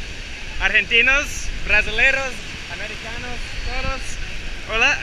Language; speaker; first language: Spanish; non-native, learner; English